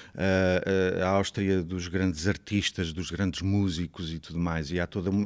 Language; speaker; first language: Portuguese; native; Portuguese